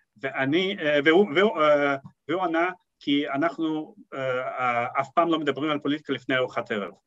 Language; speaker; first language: Hebrew; non-native, fluent; Russian